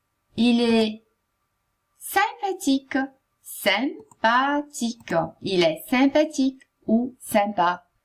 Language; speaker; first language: French; non-native, fluent; Italian